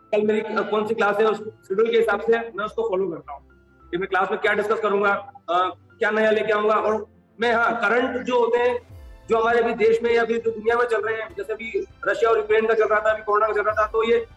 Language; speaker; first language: Hindi; native; Hindi